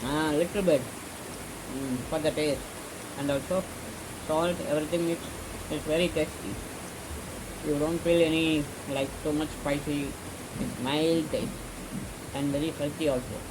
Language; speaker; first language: English; non-native, local second language; Tamil